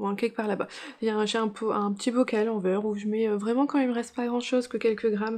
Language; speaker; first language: French; native; French